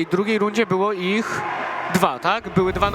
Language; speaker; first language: Polish; native; Polish